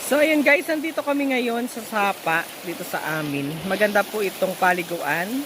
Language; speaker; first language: Filipino; native; Filipino